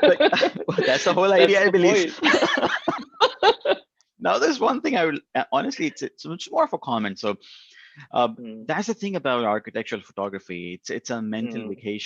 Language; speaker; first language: English; non-native, local second language; Hindi